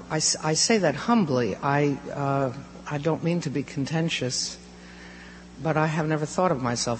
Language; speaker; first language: English; native; English